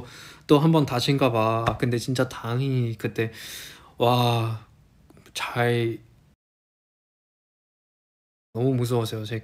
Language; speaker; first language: Korean; non-native, fluent; Chinese